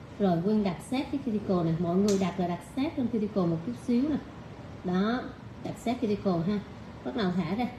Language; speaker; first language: Vietnamese; native; Vietnamese